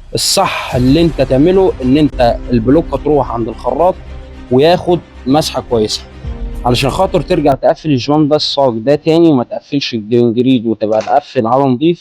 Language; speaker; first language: Arabic; native; Arabic